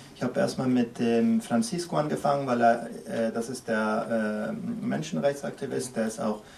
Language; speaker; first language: German; early bilingual, other home language; Spanish